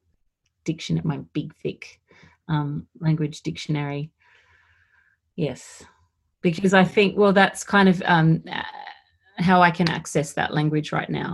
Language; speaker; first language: English; native; English